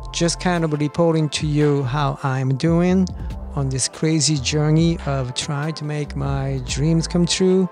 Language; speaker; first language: English; early bilingual, other home language; Japanese